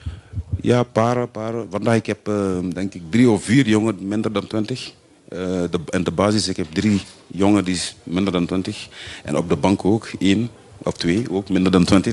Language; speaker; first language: Dutch; non-native, fluent; French